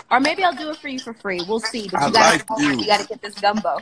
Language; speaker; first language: English; native; English